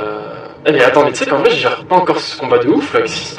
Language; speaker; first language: French; native; French